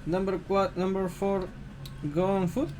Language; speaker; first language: English; non-native, learner; Spanish